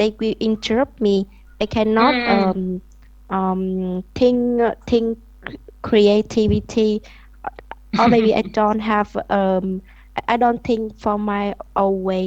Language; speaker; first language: English; non-native, learner; Vietnamese